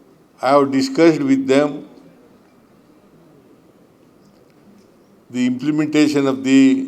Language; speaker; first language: English; non-native, local second language; Kannada